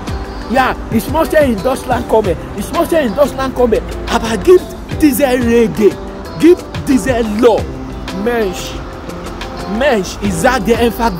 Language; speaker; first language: German; non-native, learner; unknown